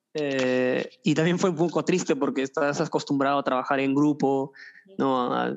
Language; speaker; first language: Spanish; native; Spanish